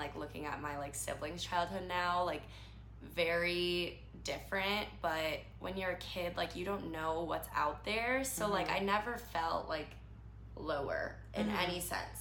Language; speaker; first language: English; native; English